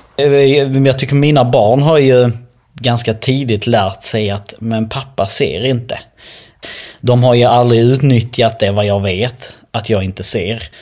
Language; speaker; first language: Swedish; early bilingual, other home language; Albanian